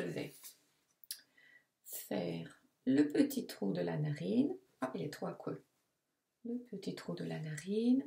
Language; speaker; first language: French; non-native, fluent; Italian